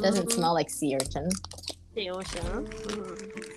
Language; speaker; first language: English; non-native, fluent; Japanese